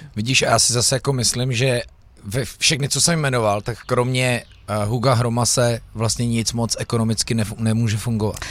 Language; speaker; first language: Czech; native; Czech